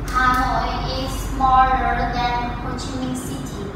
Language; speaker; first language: English; non-native, learner; Vietnamese